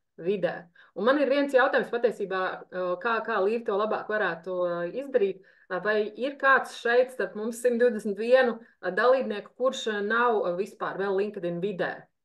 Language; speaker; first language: Latvian; native; Latvian